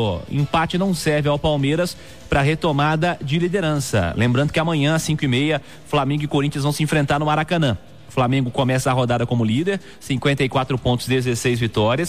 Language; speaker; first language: Portuguese; native; Portuguese